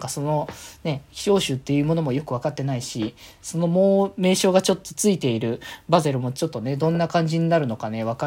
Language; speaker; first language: Japanese; native; Japanese